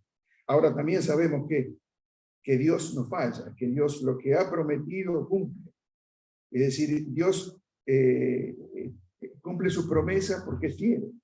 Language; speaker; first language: Spanish; native; Spanish